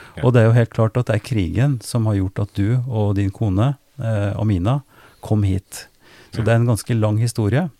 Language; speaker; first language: Norwegian; native; Norwegian